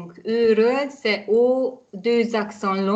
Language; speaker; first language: French; non-native, fluent; Hungarian